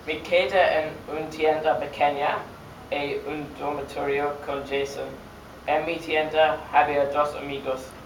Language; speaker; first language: Spanish; non-native, learner; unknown